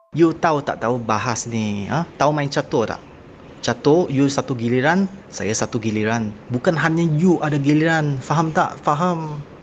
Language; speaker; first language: Malay; non-native, local second language; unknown